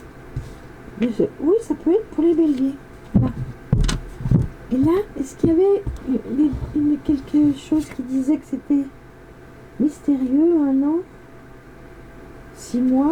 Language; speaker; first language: French; native; French